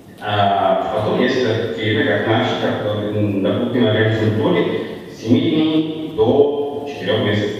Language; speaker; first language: Russian; non-native, learner; Italian